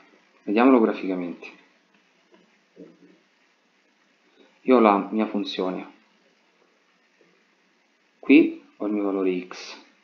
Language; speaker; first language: Italian; native; Italian